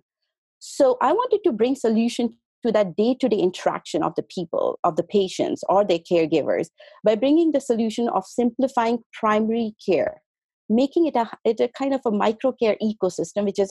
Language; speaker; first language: English; non-native, local second language; Hindi